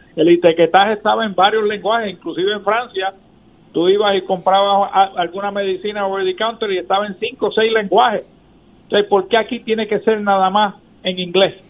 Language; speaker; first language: Spanish; native; Spanish